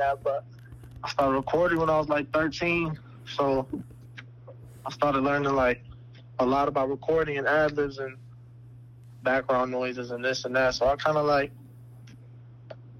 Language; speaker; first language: English; native; English